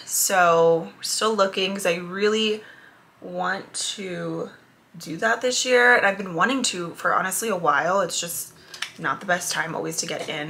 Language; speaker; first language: English; native; English